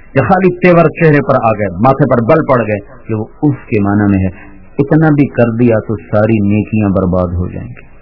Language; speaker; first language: Urdu; non-native, local second language; Punjabi